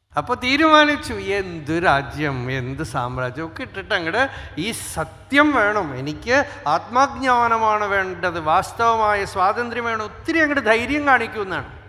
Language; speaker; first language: Malayalam; non-native, local second language; Tamil